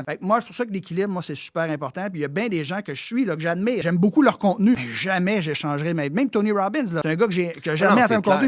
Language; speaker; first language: French; native; French